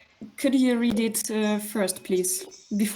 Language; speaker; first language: English; non-native, fluent; Russian